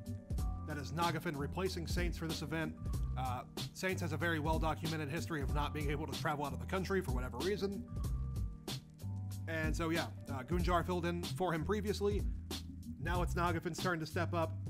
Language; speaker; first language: English; native; English